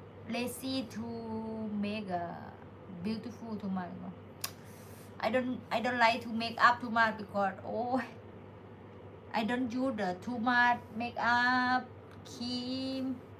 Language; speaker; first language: English; non-native, learner; Thai